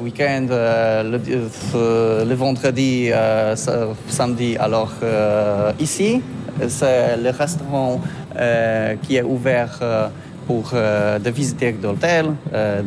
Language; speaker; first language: French; non-native, learner; Polish